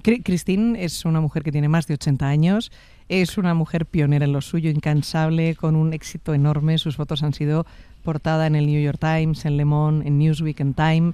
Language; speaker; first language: Spanish; native; Spanish